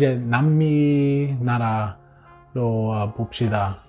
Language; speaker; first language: Korean; non-native, learner; English